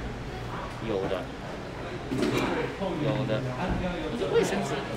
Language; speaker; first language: Chinese; non-native, learner; Japanese